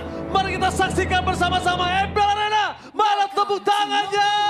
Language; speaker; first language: Indonesian; native; Indonesian